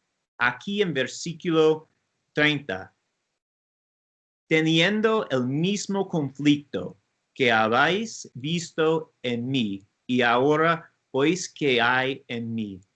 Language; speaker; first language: Spanish; non-native, learner; English